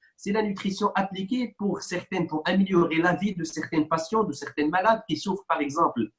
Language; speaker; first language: French; non-native, local second language; Arabic